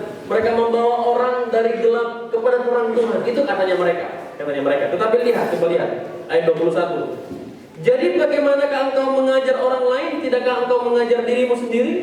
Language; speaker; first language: Indonesian; native; Indonesian